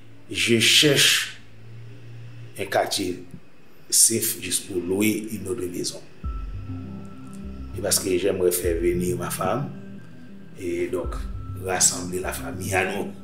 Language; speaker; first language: French; non-native, local second language; Haitian Creole